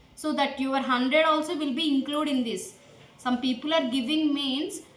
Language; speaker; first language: English; non-native, local second language; Telugu